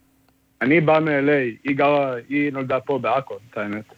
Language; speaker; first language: Hebrew; early bilingual, heritage; English